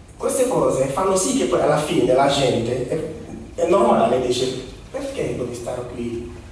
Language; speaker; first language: Italian; non-native, fluent; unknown